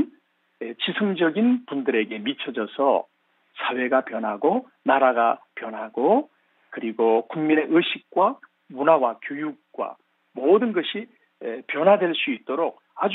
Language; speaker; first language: Korean; native; Korean